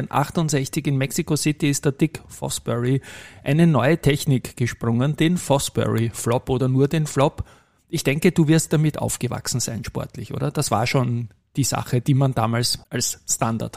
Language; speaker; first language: German; native; German